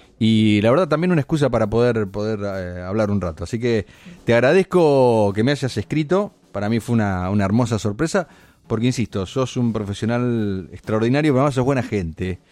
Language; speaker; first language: Spanish; native; Spanish